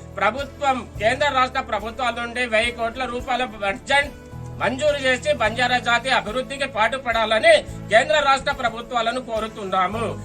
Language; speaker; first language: Telugu; non-native, local second language; Lambadi